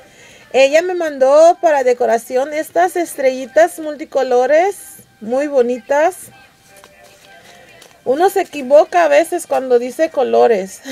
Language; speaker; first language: Spanish; early bilingual, heritage; Spanish